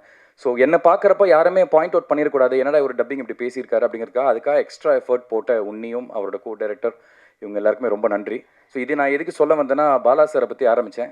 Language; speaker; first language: Tamil; native; Tamil